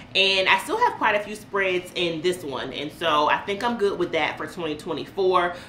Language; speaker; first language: English; native; English